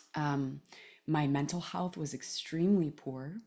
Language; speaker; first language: English; native; English